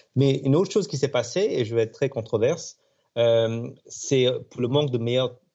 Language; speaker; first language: French; non-native, fluent; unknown